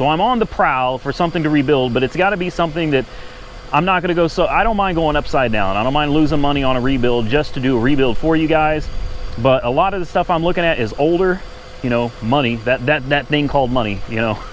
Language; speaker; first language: English; native; English